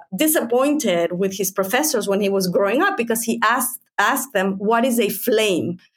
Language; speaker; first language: English; non-native, fluent; Spanish